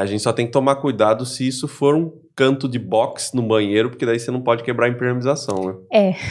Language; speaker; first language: Portuguese; native; Portuguese